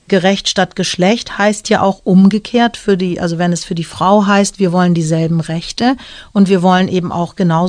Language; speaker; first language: German; early bilingual, other home language; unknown